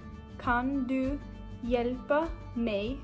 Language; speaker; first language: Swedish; non-native, learner; English